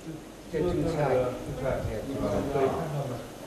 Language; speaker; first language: Chinese; non-native, learner; Korean